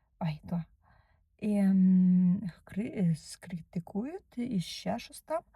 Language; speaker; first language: Ukrainian; non-native, learner; Russian